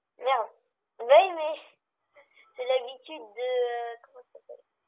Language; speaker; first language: French; native; French